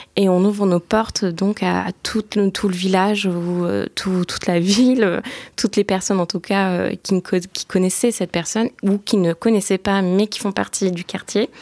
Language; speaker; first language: French; early bilingual, other home language; Turkish